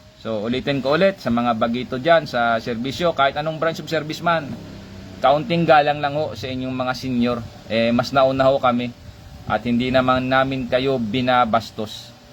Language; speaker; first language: Filipino; non-native, local second language; Hiligaynon